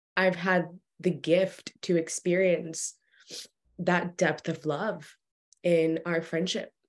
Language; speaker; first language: English; early bilingual, other home language; Spanish